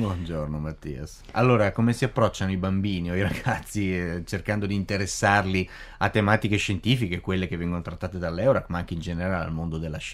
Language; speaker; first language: Italian; native; Italian